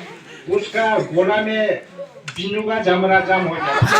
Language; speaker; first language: Hindi; non-native, local second language; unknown